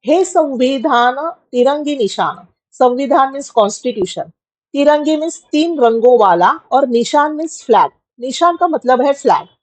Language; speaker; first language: Hindi; non-native, local second language; Marathi